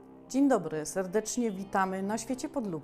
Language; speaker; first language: Polish; native; Polish